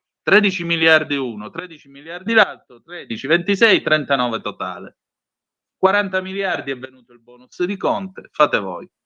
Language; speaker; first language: Italian; native; Italian